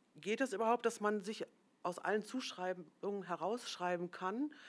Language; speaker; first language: German; native; German